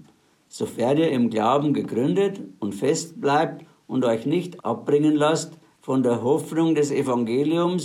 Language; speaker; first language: German; native; German